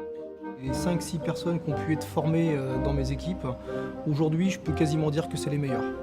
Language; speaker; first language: French; native; French